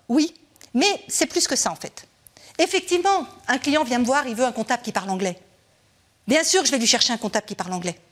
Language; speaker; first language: French; native; French